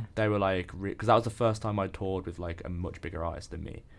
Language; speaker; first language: English; native; English